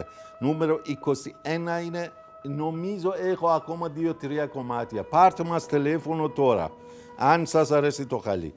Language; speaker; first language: Greek; non-native, fluent; Persian